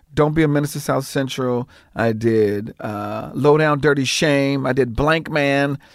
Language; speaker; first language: English; native; English